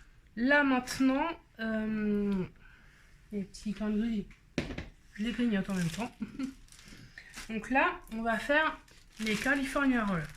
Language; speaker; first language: French; native; French